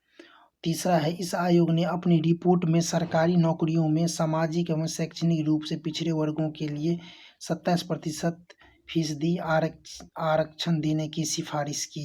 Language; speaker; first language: Hindi; native; Hindi